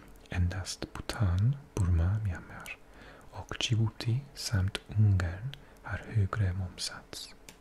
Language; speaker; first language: Swedish; non-native, learner; Welsh